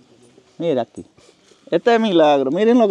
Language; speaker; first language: Spanish; native; Spanish